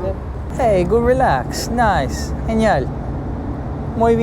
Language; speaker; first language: English; native; English